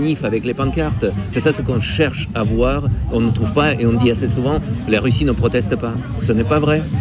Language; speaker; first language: French; non-native, fluent; Russian